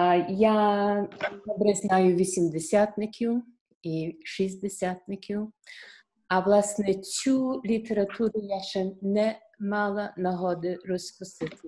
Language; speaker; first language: Ukrainian; early bilingual, heritage; Ukrainian